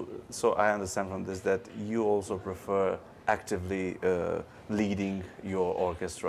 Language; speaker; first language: English; non-native, fluent; Romanian